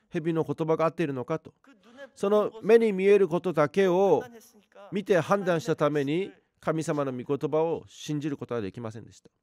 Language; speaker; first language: Japanese; non-native, fluent; Korean